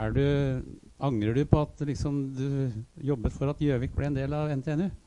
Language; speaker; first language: Norwegian; native; Norwegian